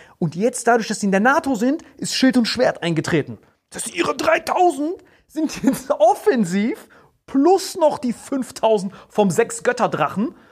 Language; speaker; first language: German; native; German